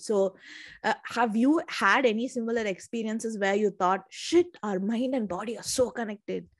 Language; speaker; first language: English; non-native, local second language; Tamil